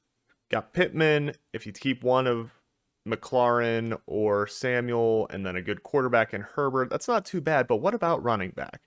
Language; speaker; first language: English; native; English